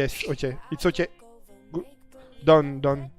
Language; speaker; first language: English; non-native, learner; French